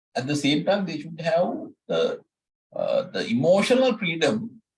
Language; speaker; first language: English; non-native, local second language; Sinhala